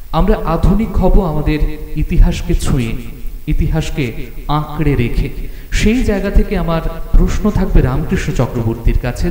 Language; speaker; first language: Bangla; native; Bangla